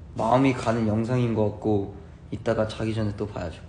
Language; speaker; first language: Korean; early bilingual, heritage; Korean